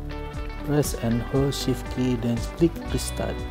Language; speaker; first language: English; non-native, local second language; Malay